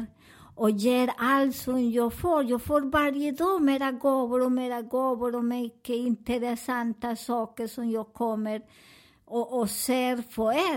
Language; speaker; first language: Swedish; non-native, learner; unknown